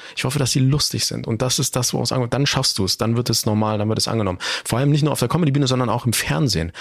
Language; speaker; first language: German; early bilingual, other home language; Turkish